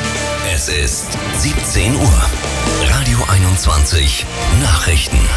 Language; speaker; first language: German; native; German